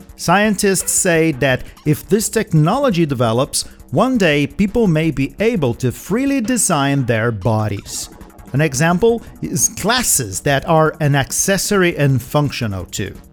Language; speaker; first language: English; non-native, fluent; Portuguese